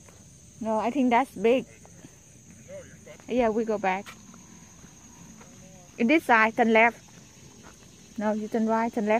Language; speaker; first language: English; non-native, learner; Vietnamese